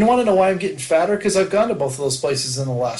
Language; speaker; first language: English; native; English